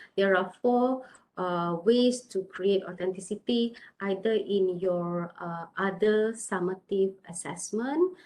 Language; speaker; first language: English; non-native, local second language; Malay